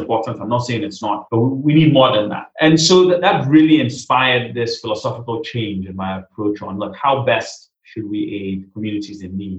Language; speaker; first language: English; non-native, local second language; Akan